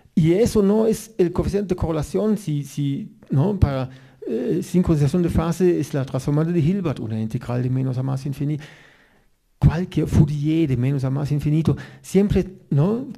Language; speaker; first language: Spanish; non-native, fluent; German